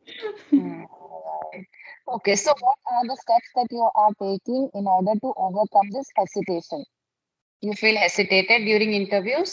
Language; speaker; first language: English; non-native, fluent; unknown